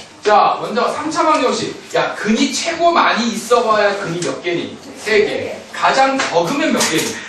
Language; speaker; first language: Korean; native; Korean